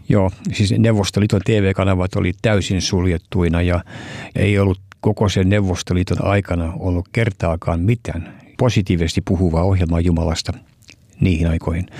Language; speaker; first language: Finnish; early bilingual, heritage; Finnish